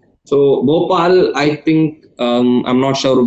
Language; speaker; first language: English; non-native, local second language; Telugu